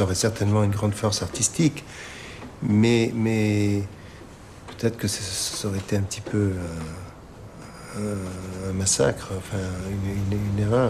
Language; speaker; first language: French; non-native, local second language; Arabic